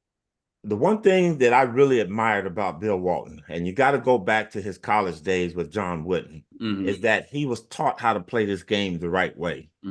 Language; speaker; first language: English; native; English